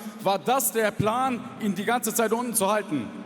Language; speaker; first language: German; native; German